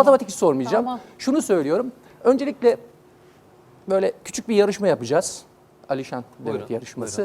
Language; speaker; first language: Turkish; native; Turkish